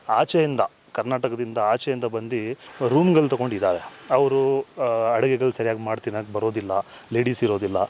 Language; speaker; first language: Kannada; non-native, local second language; Urdu